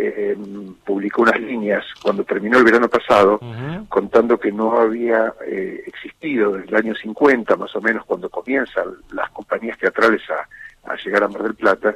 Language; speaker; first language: Spanish; native; Spanish